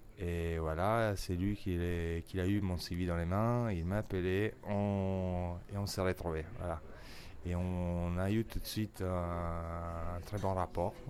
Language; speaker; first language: French; non-native, fluent; Italian